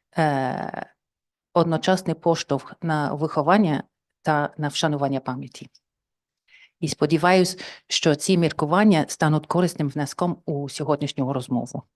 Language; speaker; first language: Ukrainian; non-native, fluent; English